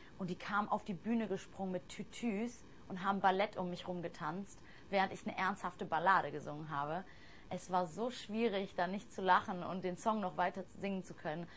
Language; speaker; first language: German; early bilingual, other home language; English